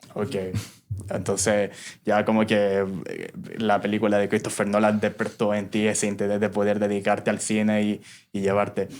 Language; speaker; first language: Spanish; native; Spanish